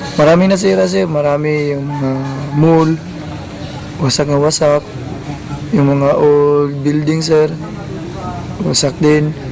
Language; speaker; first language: Filipino; non-native, local second language; Cebuano